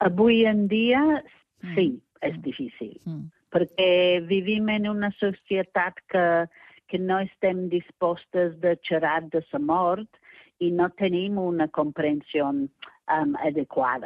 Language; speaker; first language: Catalan; non-native, fluent; English